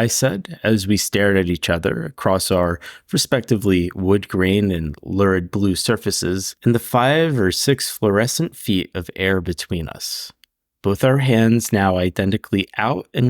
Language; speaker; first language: English; native; English